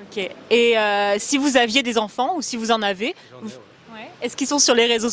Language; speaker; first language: French; native; French